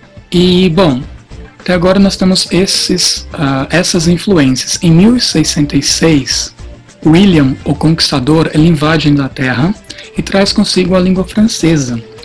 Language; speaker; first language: Portuguese; native; Portuguese